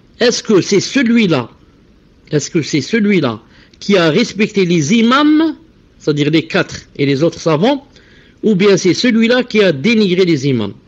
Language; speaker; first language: French; non-native, local second language; Arabic